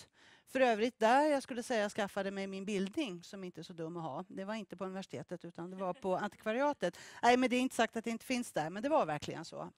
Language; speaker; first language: Swedish; native; Swedish